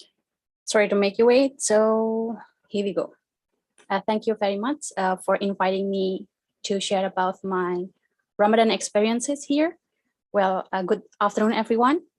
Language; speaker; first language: English; non-native, fluent; Indonesian